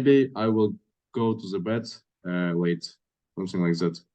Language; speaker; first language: English; non-native, fluent; Russian